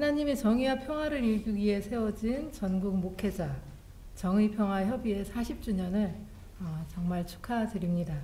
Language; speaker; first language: Korean; native; Korean